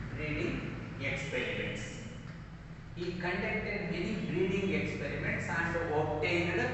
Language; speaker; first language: English; non-native, local second language; Kannada